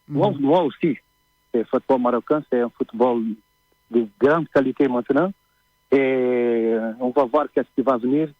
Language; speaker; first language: French; non-native, learner; Portuguese